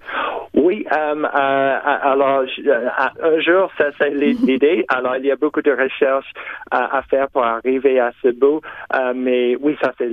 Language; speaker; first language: French; non-native, local second language; English